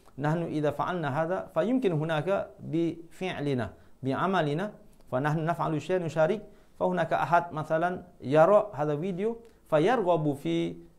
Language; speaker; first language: Arabic; non-native, fluent; Malay